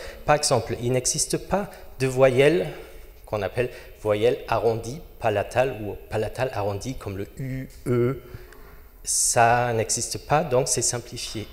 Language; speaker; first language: French; non-native, fluent; German